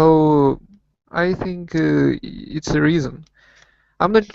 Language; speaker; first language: English; non-native, learner; Russian